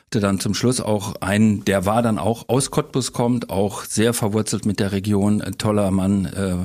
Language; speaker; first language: German; native; German